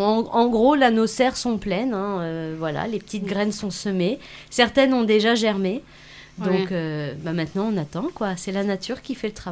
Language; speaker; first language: French; native; French